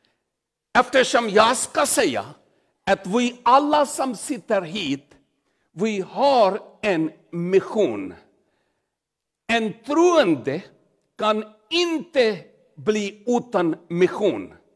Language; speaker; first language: Swedish; non-native, learner; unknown